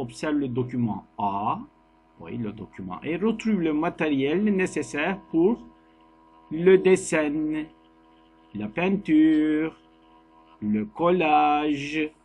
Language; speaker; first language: French; non-native, learner; Turkish